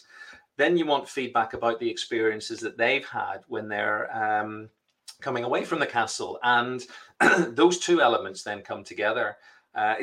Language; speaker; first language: English; native; English